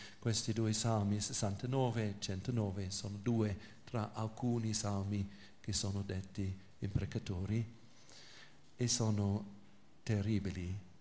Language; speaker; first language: Italian; non-native, fluent; English